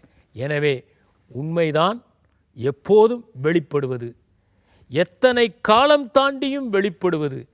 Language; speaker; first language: Tamil; native; Tamil